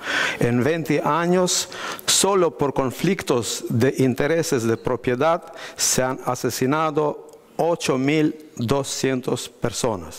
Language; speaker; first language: Spanish; non-native, fluent; Albanian